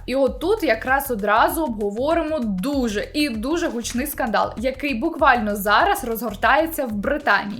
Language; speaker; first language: Ukrainian; native; Ukrainian